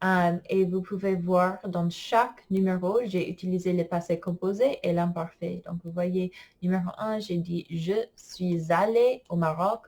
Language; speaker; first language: French; non-native, fluent; English